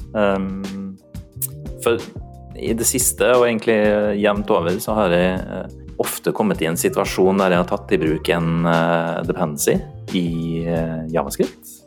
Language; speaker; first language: Norwegian; native; Norwegian